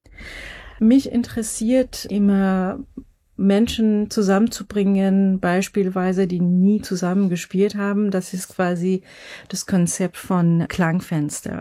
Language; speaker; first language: German; non-native, fluent; Persian